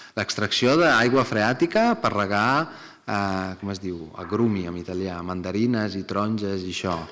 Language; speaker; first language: Catalan; non-native, fluent; Italian